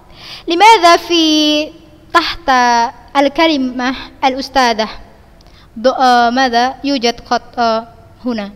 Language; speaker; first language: Arabic; non-native, fluent; Indonesian